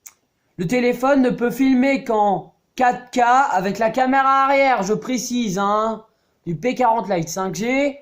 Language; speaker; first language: French; native; French